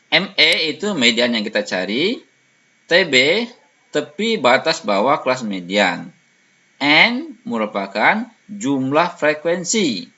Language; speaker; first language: Indonesian; native; Indonesian